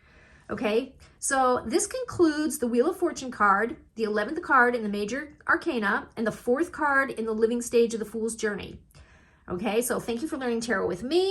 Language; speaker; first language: English; native; English